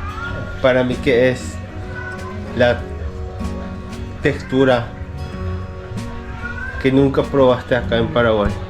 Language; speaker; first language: Spanish; non-native, fluent; Korean